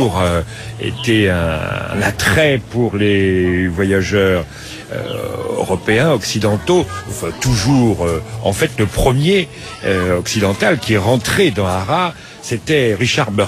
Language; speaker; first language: French; native; French